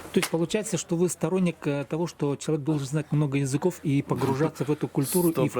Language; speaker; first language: Russian; native; Russian